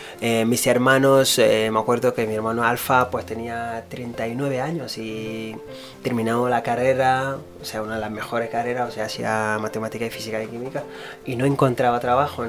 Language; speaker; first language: Spanish; non-native, fluent; Wolof